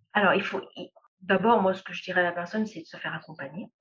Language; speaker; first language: French; non-native, local second language; Arabic